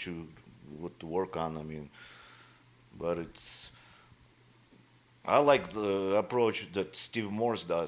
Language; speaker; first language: English; non-native, fluent; Russian